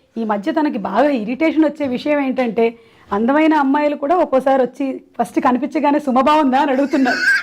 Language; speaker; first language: Telugu; non-native, local second language; Malayalam